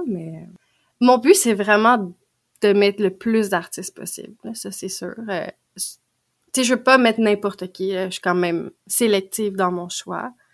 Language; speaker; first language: French; native; French